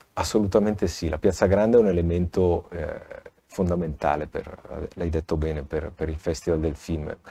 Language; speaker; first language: Italian; native; Italian